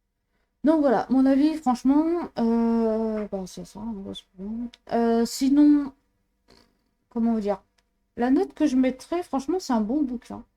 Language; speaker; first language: French; native; French